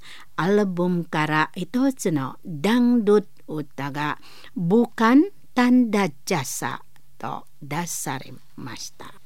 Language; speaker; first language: Japanese; non-native, learner; Indonesian